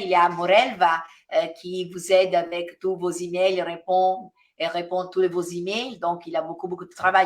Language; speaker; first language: French; non-native, fluent; Italian